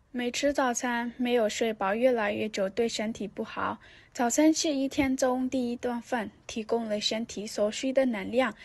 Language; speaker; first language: Chinese; non-native, learner; Vietnamese